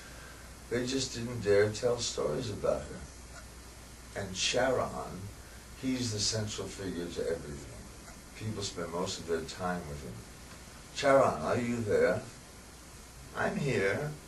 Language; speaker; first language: English; native; English